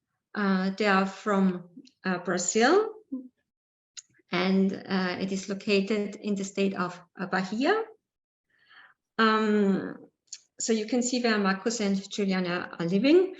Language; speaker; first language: English; non-native, learner; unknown